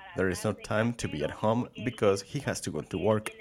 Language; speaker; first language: English; non-native, fluent; Spanish